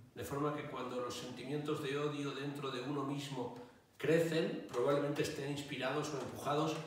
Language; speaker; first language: Spanish; native; Spanish